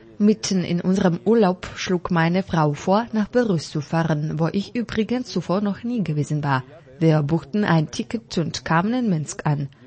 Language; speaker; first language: German; non-native, fluent; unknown